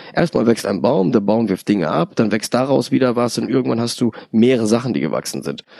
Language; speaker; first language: German; early bilingual, other home language; Polish